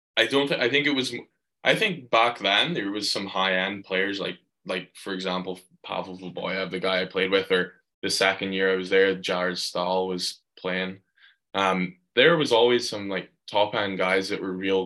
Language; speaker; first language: English; native; English